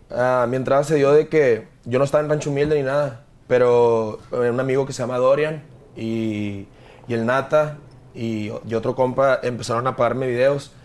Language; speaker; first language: Spanish; native; Spanish